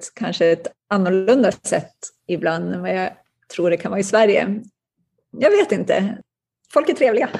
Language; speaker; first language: Swedish; native; Swedish